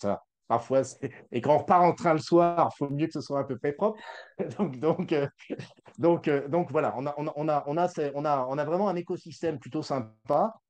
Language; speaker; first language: French; native; French